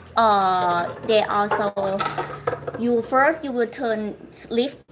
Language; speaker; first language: English; non-native, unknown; Thai